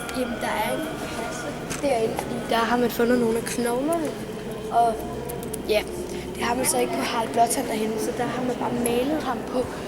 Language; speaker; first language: Danish; native; Danish